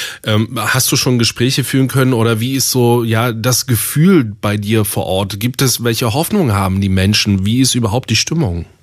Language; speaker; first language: German; native; German